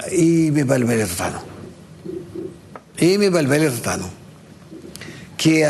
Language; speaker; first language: Hebrew; non-native, fluent; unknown